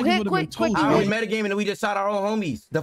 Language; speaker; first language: English; native; English